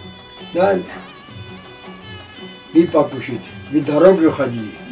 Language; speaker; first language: Russian; non-native, learner; Armenian